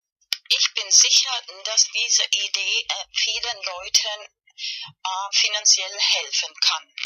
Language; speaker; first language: German; non-native, fluent; Spanish